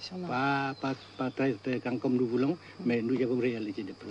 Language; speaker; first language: French; non-native, fluent; Vietnamese